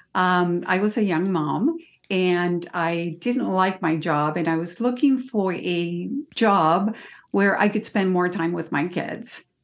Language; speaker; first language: English; early bilingual, other home language; Spanish